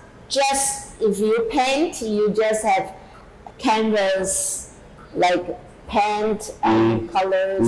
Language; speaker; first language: English; non-native, fluent; Chinese